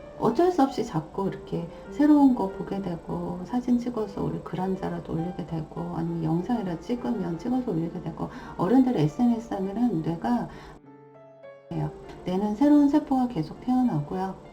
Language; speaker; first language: Korean; native; Korean